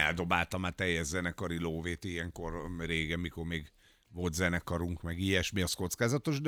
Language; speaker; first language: Hungarian; native; Hungarian